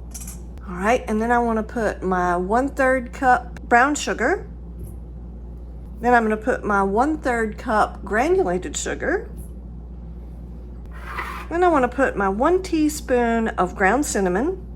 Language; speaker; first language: English; native; English